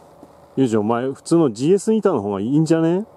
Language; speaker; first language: Japanese; native; Japanese